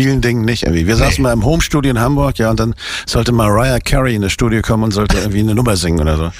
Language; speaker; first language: German; native; German